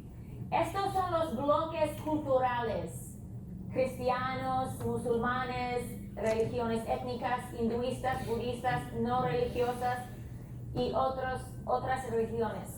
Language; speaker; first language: Spanish; non-native, fluent; English